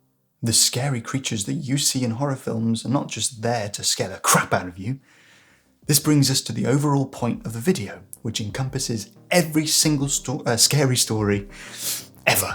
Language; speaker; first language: English; native; English